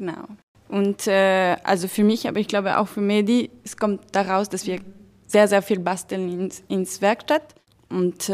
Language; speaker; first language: German; non-native, fluent; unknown